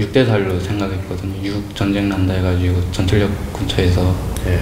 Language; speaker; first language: Korean; native; Korean